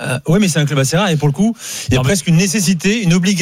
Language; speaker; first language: French; native; French